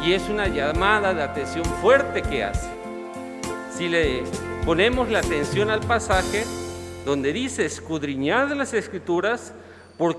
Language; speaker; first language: Spanish; native; Spanish